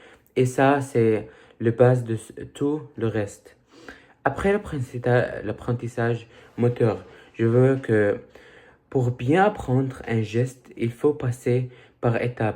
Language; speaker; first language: French; early bilingual, other home language; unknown